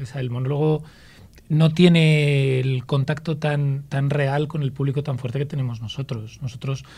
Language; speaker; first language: Spanish; native; Spanish